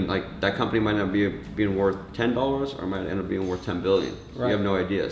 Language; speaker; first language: English; native; English